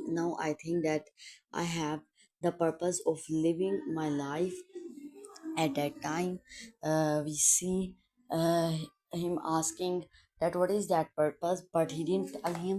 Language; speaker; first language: English; non-native, local second language; Urdu